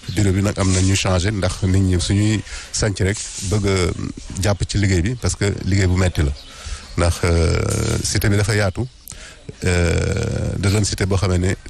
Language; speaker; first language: Wolof; native; Wolof